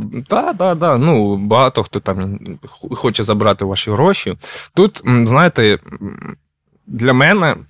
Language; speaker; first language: Ukrainian; non-native, local second language; Russian